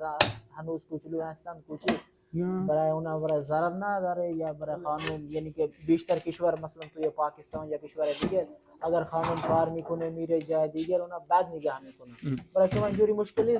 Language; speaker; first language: Persian; non-native, learner; Urdu